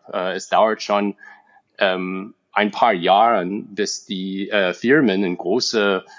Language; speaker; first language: German; non-native, fluent; English